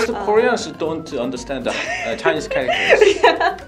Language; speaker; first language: English; non-native, fluent; Korean